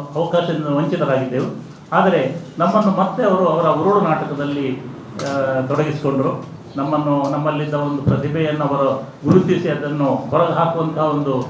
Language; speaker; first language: Kannada; native; Kannada